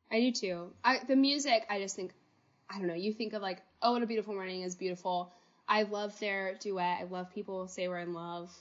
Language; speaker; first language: English; native; English